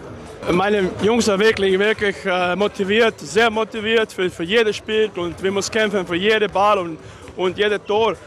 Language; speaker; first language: German; non-native, learner; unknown